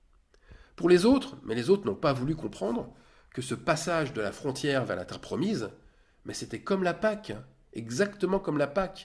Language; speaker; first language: French; native; French